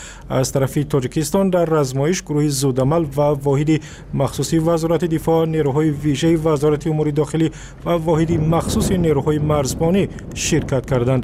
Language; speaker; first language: Persian; native; Persian